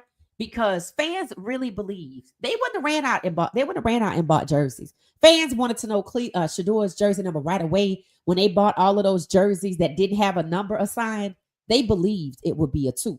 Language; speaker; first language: English; native; English